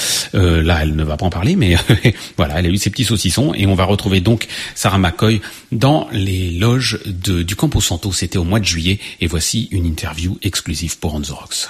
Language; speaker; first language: French; native; French